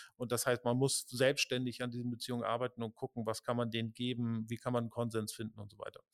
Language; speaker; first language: German; native; German